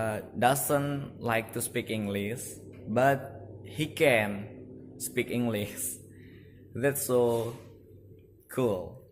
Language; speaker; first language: English; non-native, learner; Indonesian